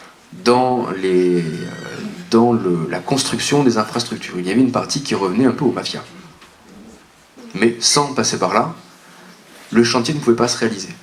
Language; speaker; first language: French; native; French